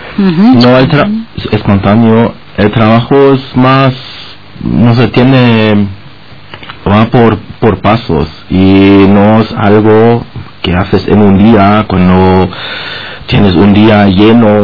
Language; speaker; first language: Spanish; non-native, fluent; German